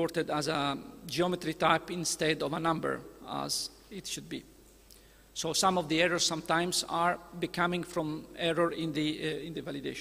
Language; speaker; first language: English; non-native, fluent; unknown